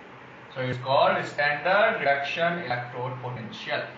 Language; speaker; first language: English; non-native, local second language; Hindi